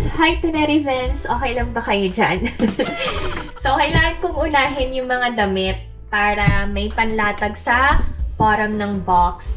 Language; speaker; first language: Filipino; native; Filipino